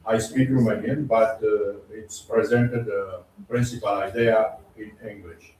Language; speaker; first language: English; non-native, learner; Romanian